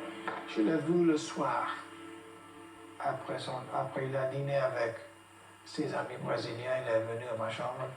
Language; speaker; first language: French; non-native, fluent; English